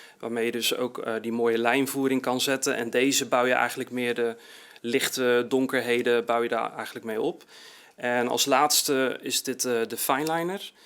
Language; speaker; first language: Dutch; native; Dutch